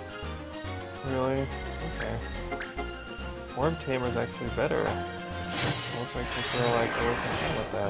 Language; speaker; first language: English; native; English